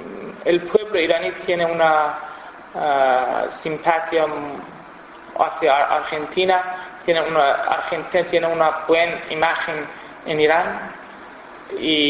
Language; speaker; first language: Spanish; non-native, fluent; Persian